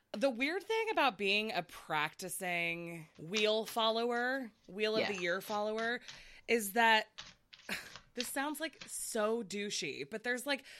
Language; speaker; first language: English; native; English